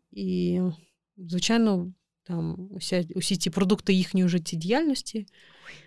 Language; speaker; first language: Ukrainian; non-native, local second language; Crimean Tatar